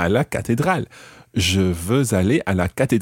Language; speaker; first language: French; non-native, fluent; English